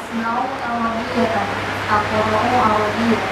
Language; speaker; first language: Arabic; non-native, learner; Indonesian